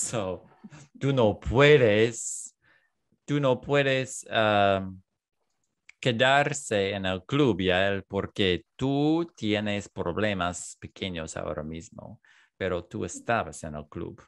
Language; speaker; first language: Spanish; non-native, learner; English